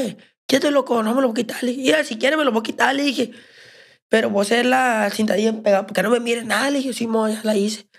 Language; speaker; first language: Spanish; native; Spanish